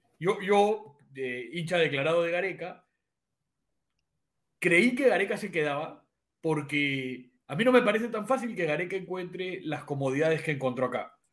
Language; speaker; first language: Spanish; native; Spanish